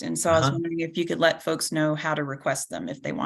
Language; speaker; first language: English; native; English